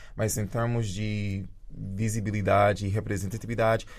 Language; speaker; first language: Portuguese; early bilingual, other home language; Jamaican Creole English